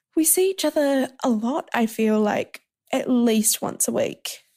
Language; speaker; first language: English; native; English